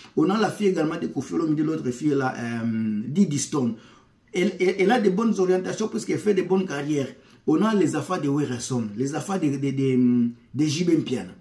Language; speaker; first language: French; non-native, local second language; Lingala